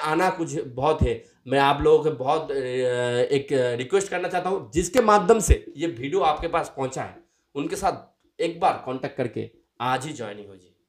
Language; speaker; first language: Hindi; non-native, local second language; Bangla